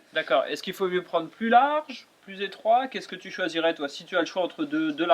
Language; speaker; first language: French; native; French